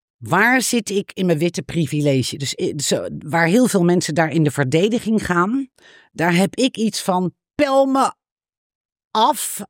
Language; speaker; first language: Dutch; native; Dutch